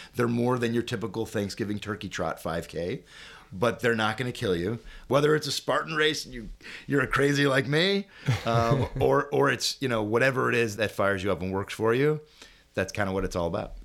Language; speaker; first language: English; native; English